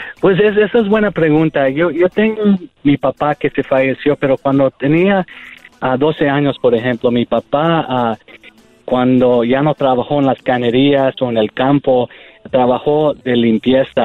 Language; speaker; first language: Spanish; early bilingual, heritage; Spanish